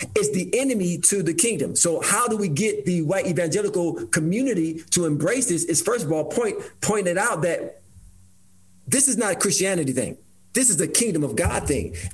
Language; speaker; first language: English; native; English